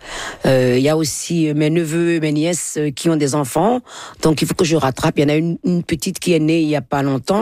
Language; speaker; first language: French; non-native, local second language; Fon